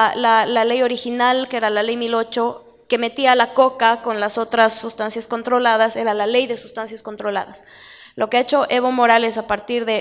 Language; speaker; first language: Spanish; native; Spanish